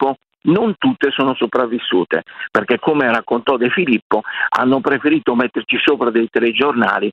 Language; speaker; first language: Italian; native; Italian